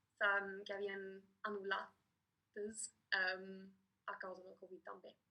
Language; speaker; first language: Catalan; non-native, fluent; English